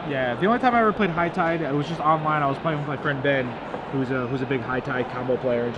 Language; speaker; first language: English; native; English